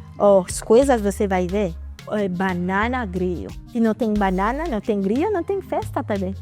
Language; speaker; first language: Portuguese; non-native, learner; Haitian Creole